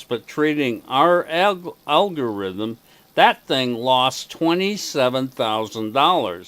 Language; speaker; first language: English; native; English